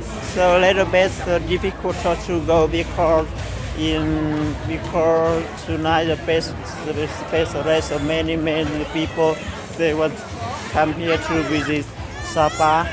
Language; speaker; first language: English; non-native, learner; Hmong